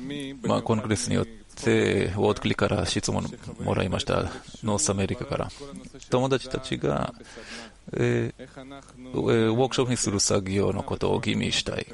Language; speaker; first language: Japanese; non-native, learner; Hebrew